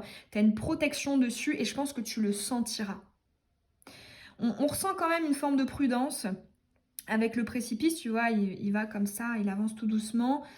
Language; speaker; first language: French; native; French